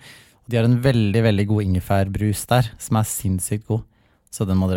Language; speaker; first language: Norwegian; native; Norwegian